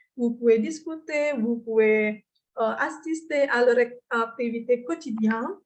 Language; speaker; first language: French; non-native, fluent; Indonesian